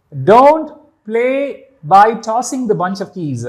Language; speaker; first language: English; non-native, local second language; Tamil